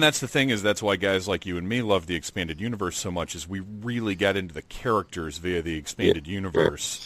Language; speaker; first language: English; native; English